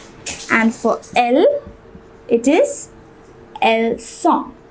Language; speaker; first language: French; non-native, fluent; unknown